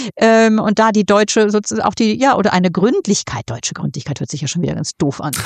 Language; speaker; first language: German; native; German